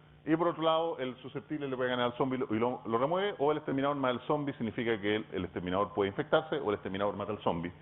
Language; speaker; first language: Spanish; native; Spanish